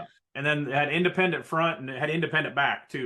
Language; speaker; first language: English; native; English